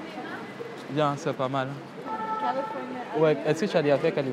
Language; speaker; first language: French; native; French